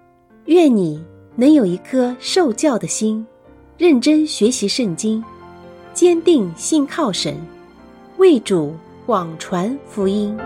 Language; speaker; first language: Chinese; native; Chinese